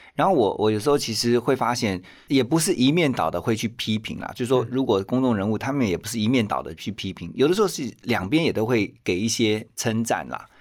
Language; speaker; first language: Chinese; native; Chinese